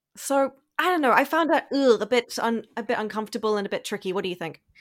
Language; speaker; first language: English; non-native, fluent; German